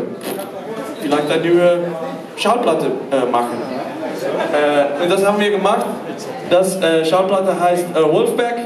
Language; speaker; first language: German; non-native, learner; Dutch